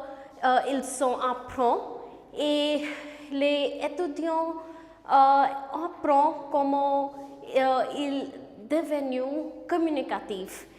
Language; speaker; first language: French; non-native, learner; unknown